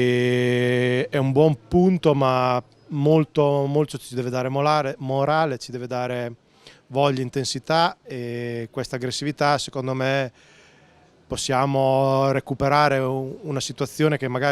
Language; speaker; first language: Italian; native; Italian